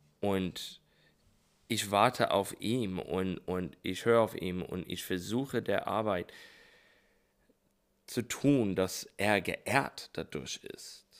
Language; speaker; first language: German; non-native, learner; English